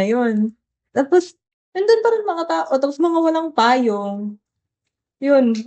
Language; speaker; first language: Filipino; native; Filipino